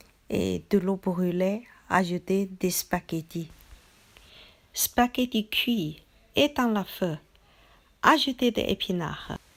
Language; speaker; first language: French; non-native, learner; Chinese